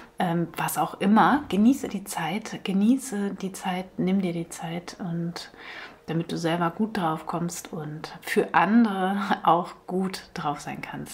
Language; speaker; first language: German; native; German